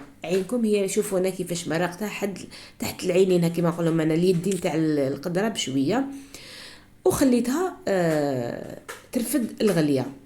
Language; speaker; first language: Arabic; native; Arabic